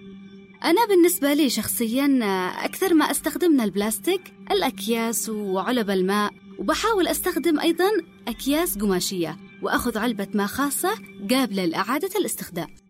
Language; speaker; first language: Arabic; native; Arabic